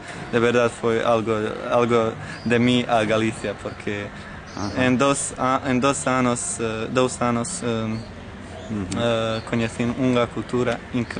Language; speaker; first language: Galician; non-native, learner; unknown